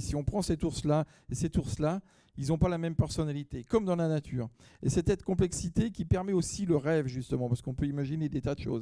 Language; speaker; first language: French; native; French